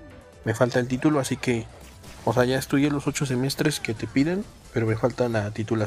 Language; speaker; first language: Spanish; native; Spanish